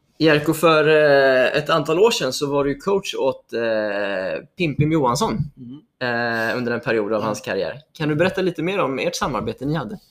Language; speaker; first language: Swedish; native; Swedish